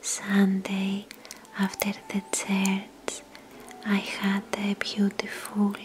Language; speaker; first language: English; non-native, fluent; Greek